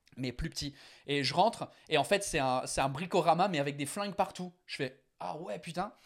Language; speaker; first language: French; non-native, fluent; English